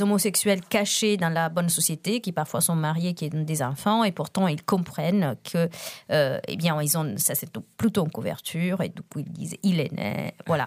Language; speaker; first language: French; non-native, fluent; Italian